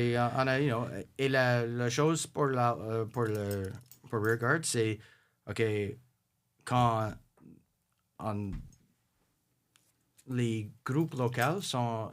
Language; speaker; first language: French; non-native, local second language; English